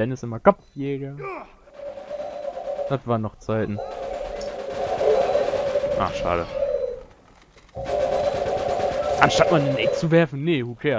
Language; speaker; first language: German; native; German